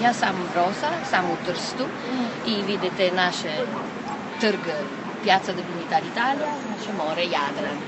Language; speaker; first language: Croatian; non-native, learner; Italian